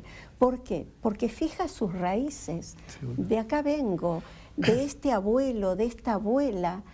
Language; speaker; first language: Spanish; native; Spanish